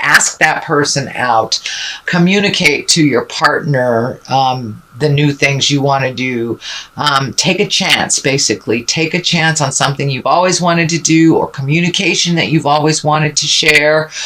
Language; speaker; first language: English; native; English